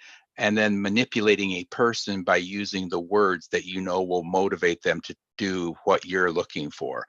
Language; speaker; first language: English; native; English